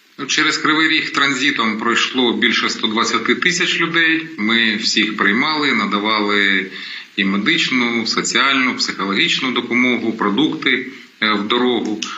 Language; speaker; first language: Ukrainian; non-native, local second language; Russian